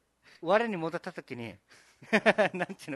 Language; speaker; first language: Japanese; native; Japanese